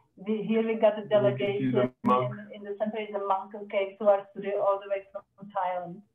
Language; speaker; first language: English; non-native, fluent; Czech